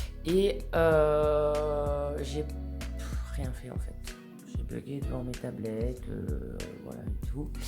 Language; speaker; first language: French; native; French